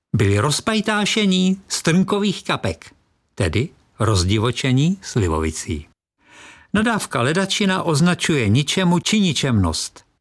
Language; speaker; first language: Czech; native; Czech